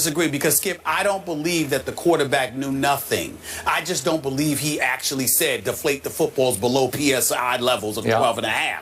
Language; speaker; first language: English; native; English